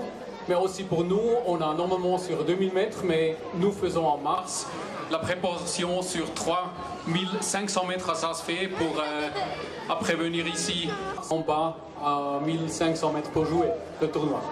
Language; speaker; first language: French; non-native, learner; German